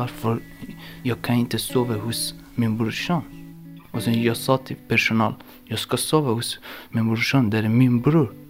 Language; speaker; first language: Swedish; non-native, learner; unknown